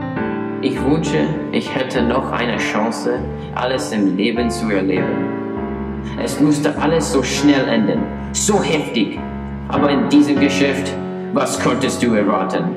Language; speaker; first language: German; non-native, learner; English